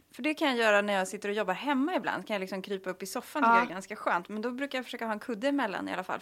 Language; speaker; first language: Swedish; native; Swedish